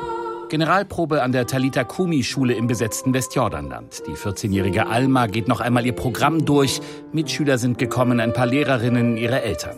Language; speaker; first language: German; native; German